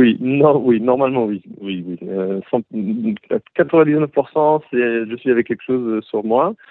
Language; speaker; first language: French; early bilingual, heritage; Hebrew